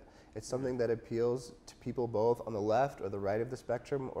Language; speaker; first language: English; native; English